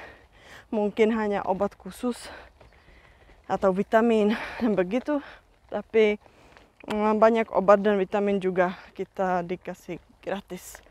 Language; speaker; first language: Indonesian; non-native, fluent; Czech